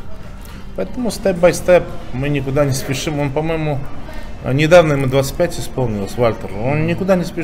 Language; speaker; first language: Russian; native; Russian